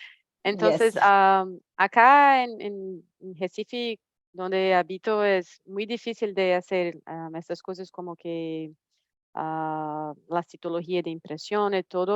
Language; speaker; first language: Spanish; non-native, fluent; Portuguese